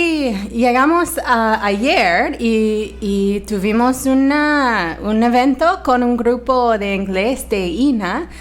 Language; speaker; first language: Spanish; non-native, fluent; English